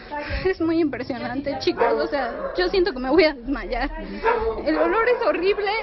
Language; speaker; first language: Spanish; native; Spanish